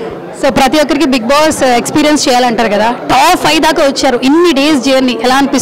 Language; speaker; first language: Telugu; native; Telugu